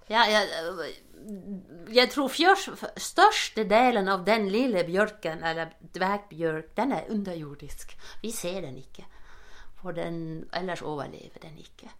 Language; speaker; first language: Norwegian; non-native, fluent; German